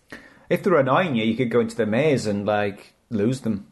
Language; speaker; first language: English; native; English